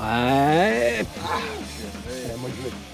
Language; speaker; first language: French; native; French